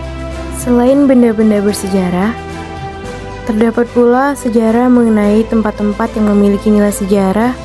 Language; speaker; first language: Indonesian; native; Indonesian